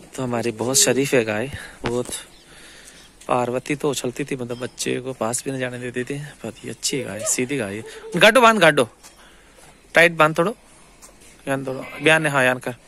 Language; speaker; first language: Hindi; native; Hindi